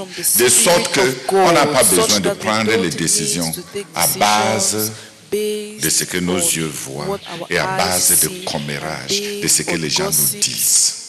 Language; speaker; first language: French; non-native, local second language; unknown